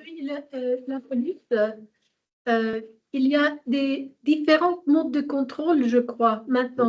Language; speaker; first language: French; non-native, fluent; Polish